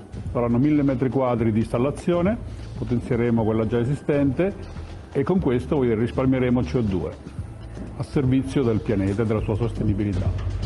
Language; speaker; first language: Italian; native; Italian